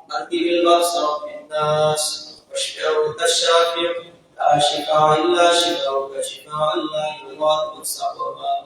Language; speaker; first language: Arabic; non-native, fluent; Bangla